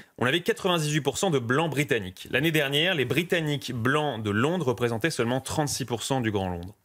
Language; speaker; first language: French; native; French